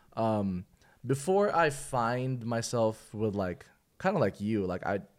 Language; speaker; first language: English; early bilingual, other home language; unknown